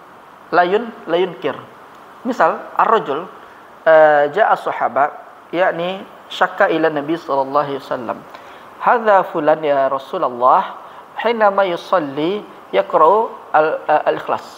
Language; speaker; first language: Arabic; non-native, fluent; Indonesian